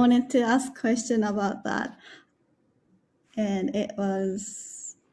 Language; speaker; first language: English; non-native, learner; Japanese